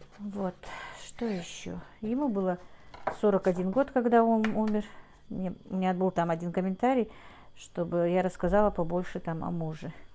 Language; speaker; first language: Russian; non-native, local second language; Ingush